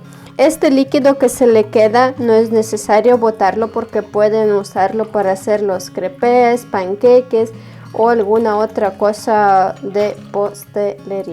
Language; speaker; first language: Spanish; non-native, fluent; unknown